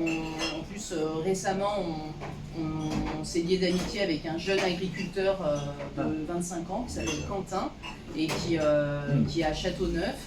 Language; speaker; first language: French; native; French